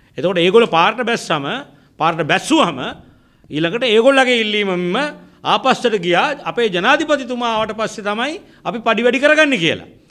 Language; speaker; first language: Sinhala; native; Sinhala